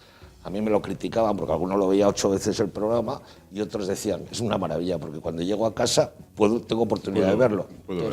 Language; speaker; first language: Spanish; native; Spanish